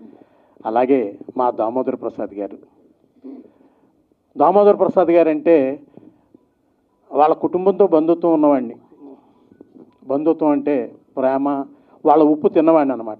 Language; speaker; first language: Telugu; native; Telugu